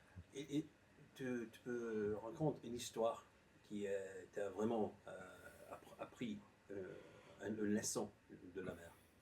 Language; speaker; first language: French; non-native, learner; English